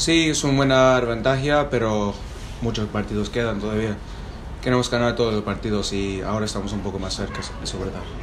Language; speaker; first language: Spanish; non-native, fluent; English